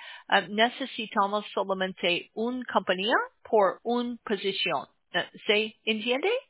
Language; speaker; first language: Spanish; non-native, learner; English